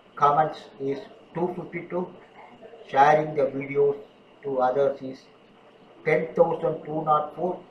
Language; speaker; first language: English; non-native, local second language; Tamil